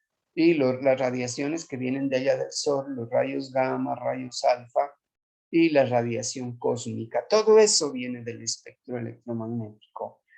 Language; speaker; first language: Spanish; native; Spanish